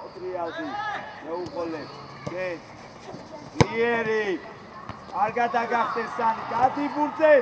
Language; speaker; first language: Georgian; native; Georgian